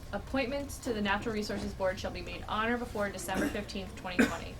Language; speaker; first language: English; native; English